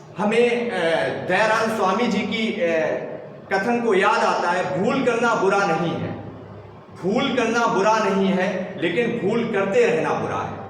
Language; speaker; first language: Hindi; native; Hindi